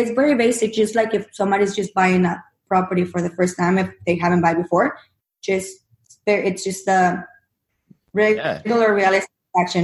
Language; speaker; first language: English; non-native, fluent; Spanish